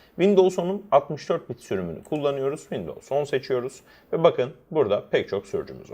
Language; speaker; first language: Turkish; native; Turkish